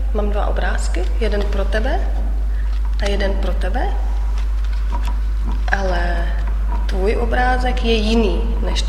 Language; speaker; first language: Czech; non-native, fluent; German